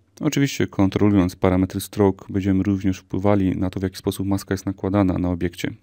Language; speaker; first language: Polish; native; Polish